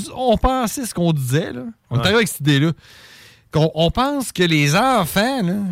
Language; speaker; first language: French; native; French